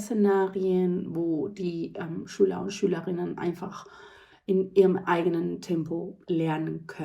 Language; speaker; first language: German; non-native, fluent; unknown